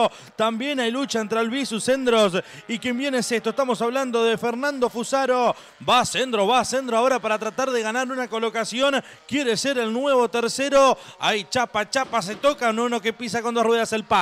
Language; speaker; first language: Spanish; native; Spanish